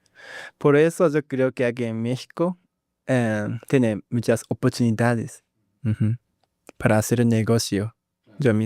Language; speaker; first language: Spanish; non-native, learner; Japanese